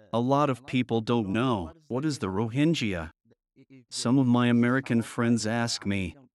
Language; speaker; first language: English; non-native, fluent; Burmese